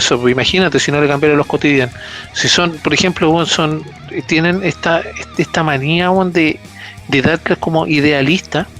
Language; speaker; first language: Spanish; native; Spanish